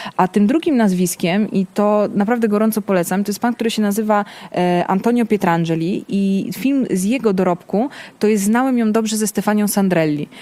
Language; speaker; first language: Polish; early bilingual, other home language; Italian